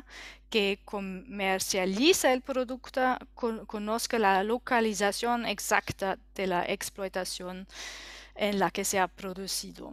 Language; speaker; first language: Spanish; non-native, learner; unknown